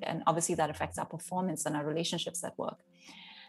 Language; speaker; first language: English; non-native, local second language; Hindi